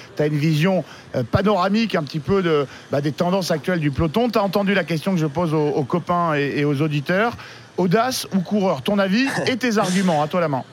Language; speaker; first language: French; native; French